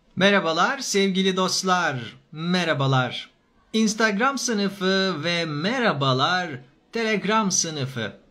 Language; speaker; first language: Turkish; native; Turkish